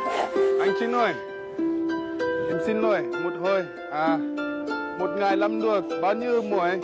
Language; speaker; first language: Vietnamese; non-native, learner; English